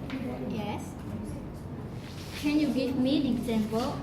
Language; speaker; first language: English; non-native, learner; Indonesian